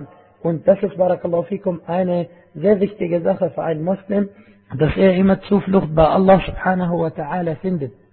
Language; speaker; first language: German; non-native, fluent; Arabic